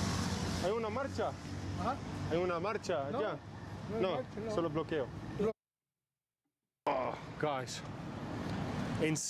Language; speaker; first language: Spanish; early bilingual, heritage; English